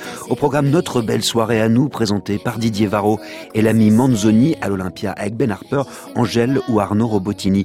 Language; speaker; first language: French; native; French